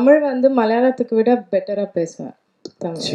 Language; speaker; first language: Tamil; non-native, local second language; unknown